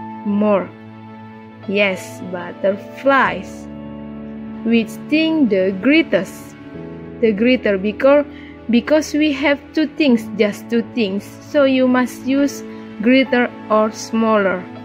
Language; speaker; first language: English; non-native, learner; Indonesian